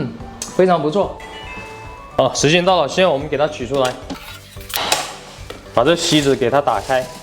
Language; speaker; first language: Chinese; native; Chinese